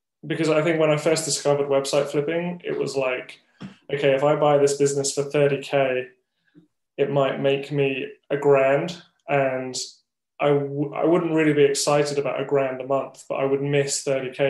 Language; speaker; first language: English; native; English